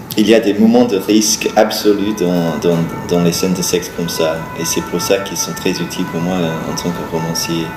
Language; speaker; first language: French; non-native, fluent; English